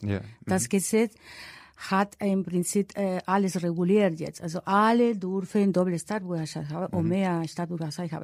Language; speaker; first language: German; non-native, fluent; Spanish